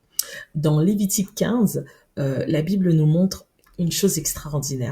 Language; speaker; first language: French; native; French